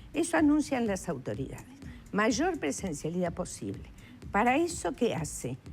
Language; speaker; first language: Spanish; native; Spanish